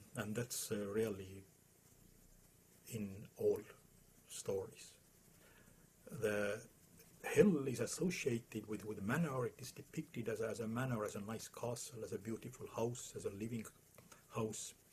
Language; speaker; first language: English; non-native, fluent; Estonian